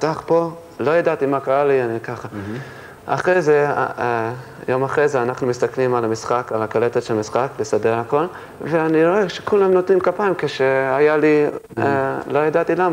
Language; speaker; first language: Hebrew; early bilingual, heritage; English